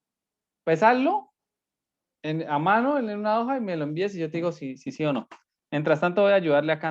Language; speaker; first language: Spanish; native; Spanish